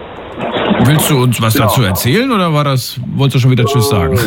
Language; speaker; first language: German; native; German